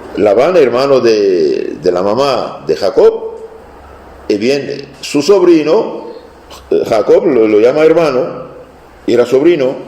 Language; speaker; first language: Spanish; non-native, fluent; Aramaic